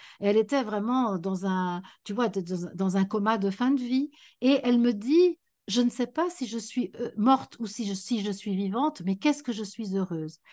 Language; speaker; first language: French; native; French